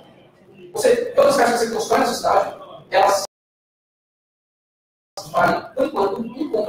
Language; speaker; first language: Portuguese; native; Portuguese